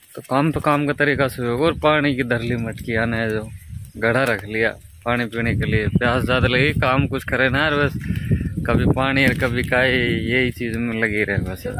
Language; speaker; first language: Hindi; native; Hindi